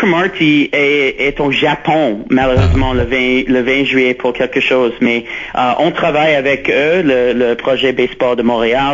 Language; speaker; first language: French; non-native, local second language; English